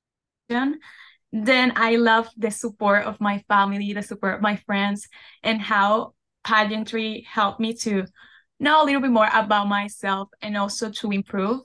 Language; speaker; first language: English; non-native, fluent; Spanish